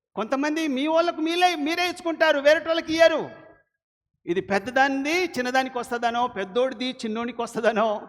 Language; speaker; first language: Telugu; non-native, local second language; Lambadi